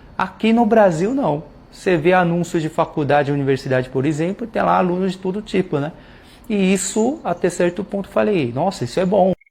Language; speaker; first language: Portuguese; early bilingual, other home language; Korean